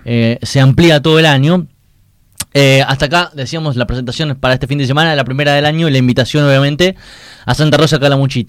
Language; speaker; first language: Spanish; native; Spanish